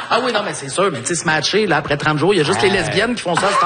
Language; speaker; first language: French; native; French